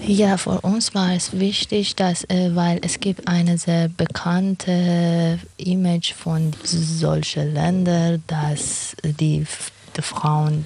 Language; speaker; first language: German; non-native, learner; Persian